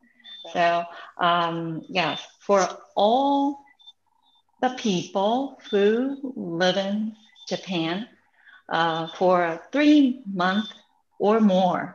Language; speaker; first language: English; non-native, fluent; Japanese